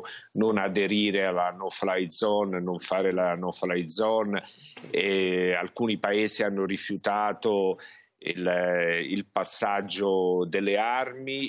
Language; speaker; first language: Italian; native; Italian